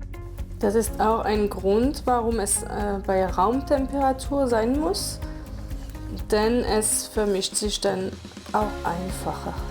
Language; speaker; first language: German; non-native, fluent; French